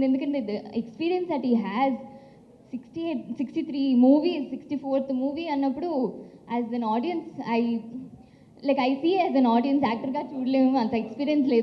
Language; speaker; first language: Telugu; non-native, local second language; Tamil